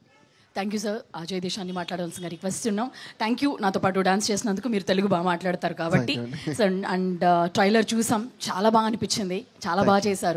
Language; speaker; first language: Telugu; native; Telugu